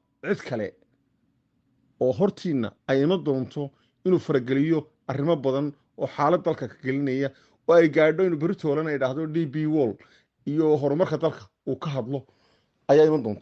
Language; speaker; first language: Somali; native; Somali